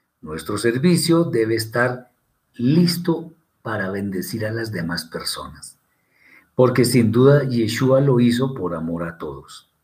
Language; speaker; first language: Spanish; native; Spanish